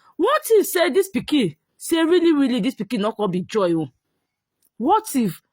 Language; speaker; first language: Nigerian Pidgin; native; Nigerian Pidgin